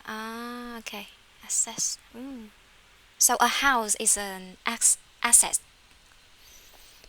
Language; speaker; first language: English; non-native, fluent; Vietnamese